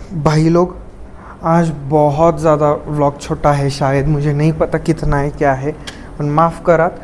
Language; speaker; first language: Hindi; non-native, local second language; Marathi